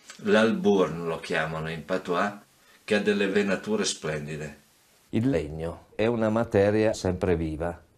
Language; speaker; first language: Italian; native; Italian